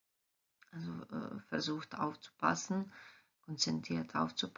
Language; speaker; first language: German; non-native, fluent; Croatian